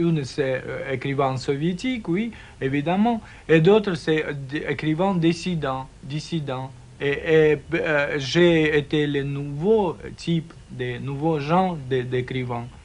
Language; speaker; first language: French; non-native, fluent; Russian